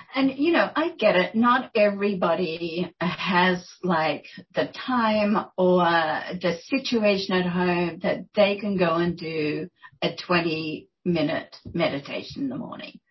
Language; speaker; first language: English; native; English